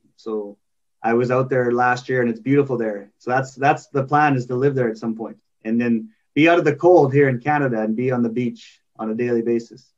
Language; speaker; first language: English; native; English